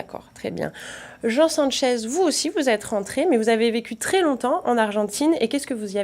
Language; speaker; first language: French; native; French